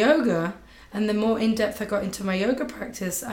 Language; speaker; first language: English; native; English